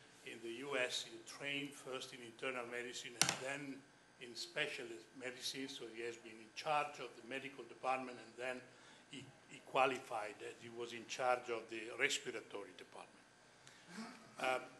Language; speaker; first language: English; non-native, fluent; Italian